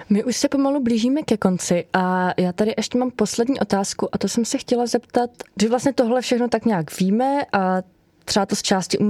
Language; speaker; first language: Czech; native; Czech